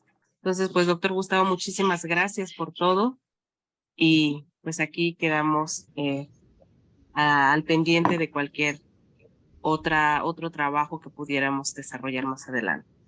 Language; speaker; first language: Spanish; native; Spanish